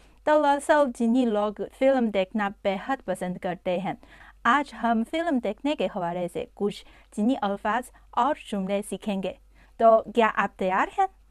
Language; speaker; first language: Hindi; non-native, fluent; Chinese